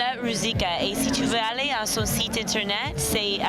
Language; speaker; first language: French; non-native, fluent; English